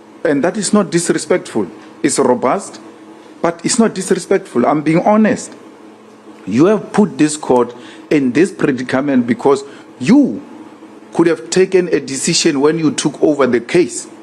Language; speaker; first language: English; non-native, local second language; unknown